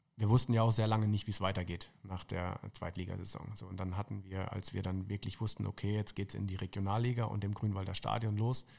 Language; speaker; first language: German; native; German